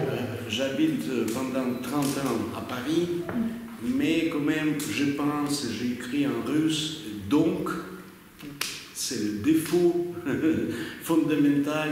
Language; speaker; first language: French; non-native, learner; Russian